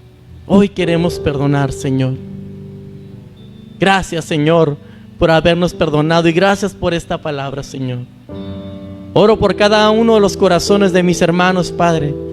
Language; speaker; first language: Spanish; native; Spanish